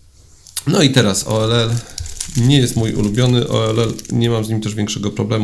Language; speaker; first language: Polish; native; Polish